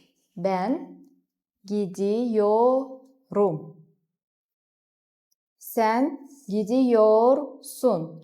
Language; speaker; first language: Turkish; non-native, fluent; Kazakh